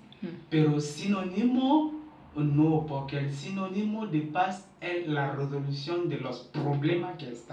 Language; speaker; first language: Spanish; non-native, learner; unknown